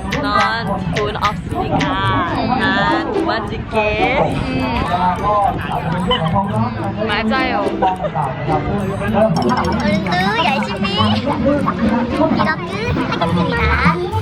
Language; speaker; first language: Korean; non-native, learner; Thai